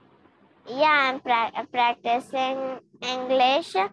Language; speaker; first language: English; non-native, learner; Hindi